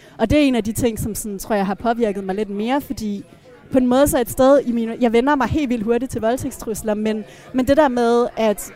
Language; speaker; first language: Danish; native; Danish